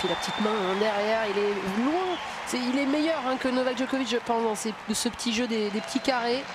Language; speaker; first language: French; native; French